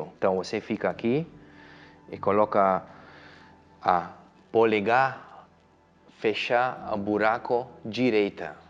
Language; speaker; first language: Portuguese; non-native, learner; German